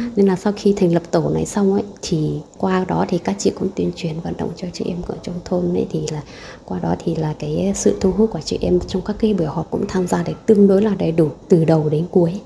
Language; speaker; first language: Vietnamese; non-native, local second language; Hmong